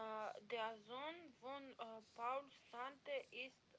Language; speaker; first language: German; non-native, learner; Macedonian